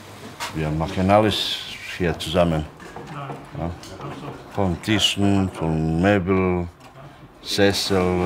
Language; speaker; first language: German; non-native, learner; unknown